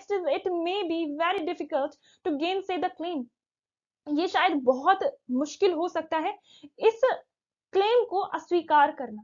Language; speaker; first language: Hindi; native; Hindi